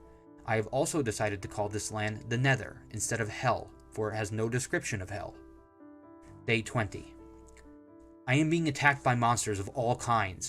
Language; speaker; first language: English; native; English